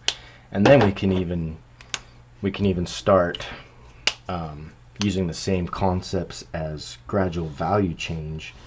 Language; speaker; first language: English; native; English